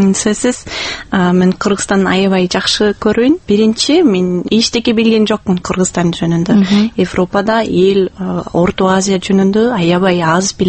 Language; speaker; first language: Kyrgyz; non-native, fluent; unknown